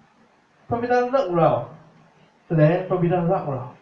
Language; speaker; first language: Thai; non-native, fluent; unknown